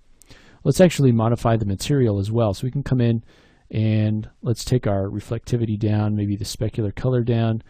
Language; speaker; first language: English; native; English